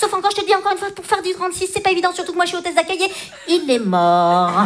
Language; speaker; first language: French; native; French